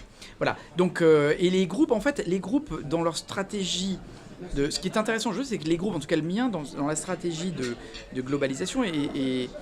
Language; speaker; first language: French; native; French